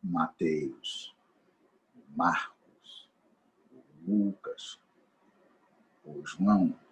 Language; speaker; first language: Portuguese; non-native, fluent; English